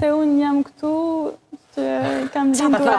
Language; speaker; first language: Albanian; early bilingual, heritage; French